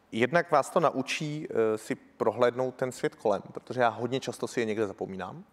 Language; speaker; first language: Czech; native; Czech